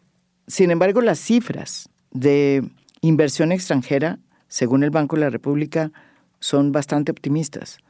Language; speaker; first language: Spanish; native; Spanish